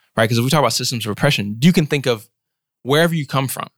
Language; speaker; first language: English; native; English